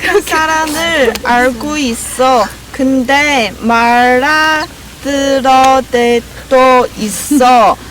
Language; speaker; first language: Korean; non-native, learner; Chinese